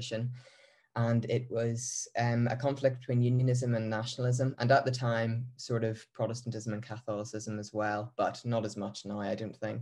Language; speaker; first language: English; native; English